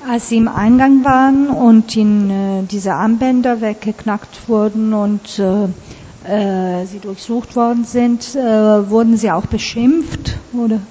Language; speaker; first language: German; non-native, fluent; Italian